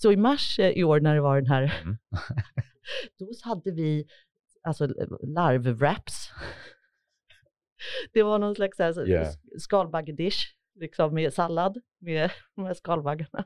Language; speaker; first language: Swedish; native; Swedish